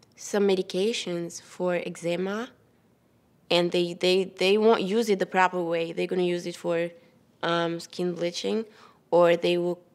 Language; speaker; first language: English; non-native, fluent; Wolof